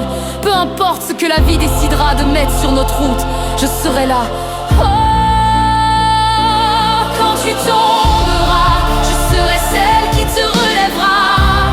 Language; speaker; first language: French; native; French